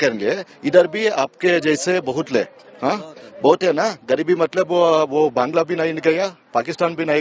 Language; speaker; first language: Hindi; non-native, local second language; Kannada